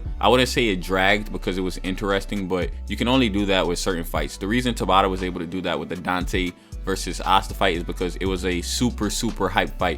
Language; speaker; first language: English; native; English